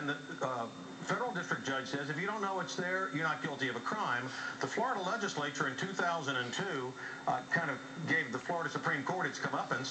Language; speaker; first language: English; native; English